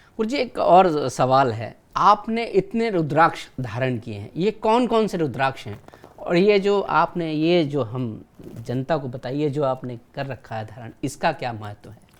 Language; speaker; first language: Hindi; native; Hindi